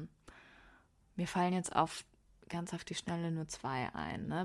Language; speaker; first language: German; early bilingual, other home language; Persian